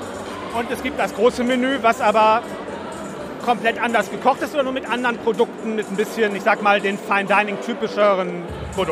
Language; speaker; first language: German; native; German